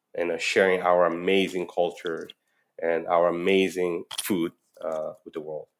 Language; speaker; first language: English; non-native, fluent; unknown